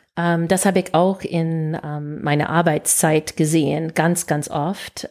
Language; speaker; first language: German; non-native, fluent; English